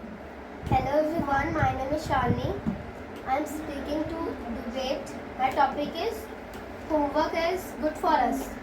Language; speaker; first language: English; non-native, learner; Hindi